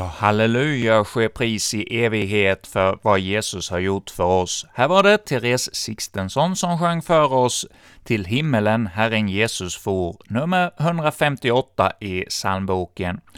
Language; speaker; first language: Swedish; native; Swedish